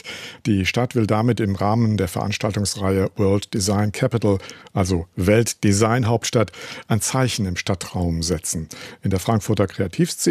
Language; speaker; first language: German; native; German